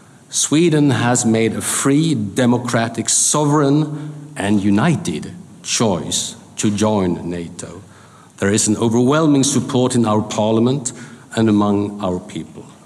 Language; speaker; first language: English; non-native, fluent; Swedish